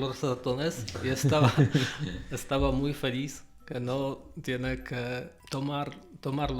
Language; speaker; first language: Spanish; non-native, learner; Polish